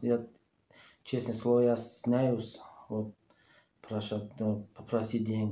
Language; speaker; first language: Russian; non-native, learner; Tajik